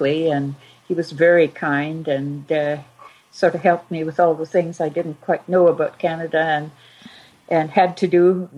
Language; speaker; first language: English; native; English